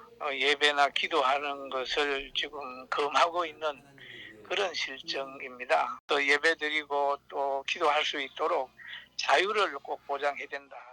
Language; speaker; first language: Korean; native; Korean